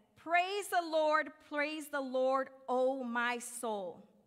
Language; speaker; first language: English; early bilingual, other home language; Spanish